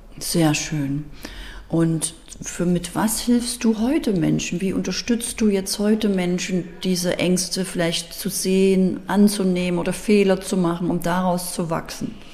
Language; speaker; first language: German; native; German